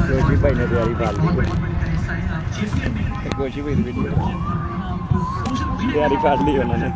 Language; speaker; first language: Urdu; non-native, local second language; Punjabi